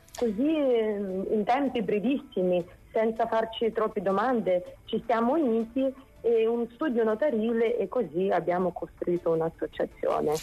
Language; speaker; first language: Italian; non-native, fluent; Ukrainian